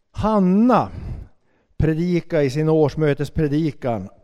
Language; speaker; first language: Swedish; native; Swedish